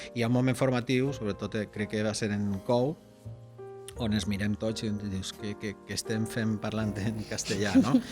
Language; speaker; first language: Catalan; non-native, local second language; Spanish